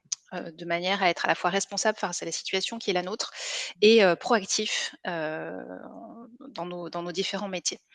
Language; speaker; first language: French; native; French